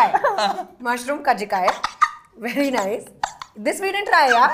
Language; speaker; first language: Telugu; non-native, learner; Hindi